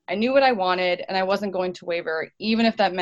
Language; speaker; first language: English; native; English